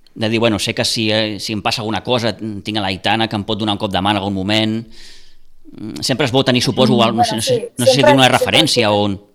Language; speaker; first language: Catalan; native; Catalan